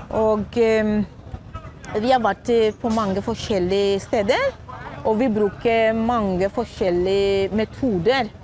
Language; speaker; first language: Norwegian; non-native, fluent; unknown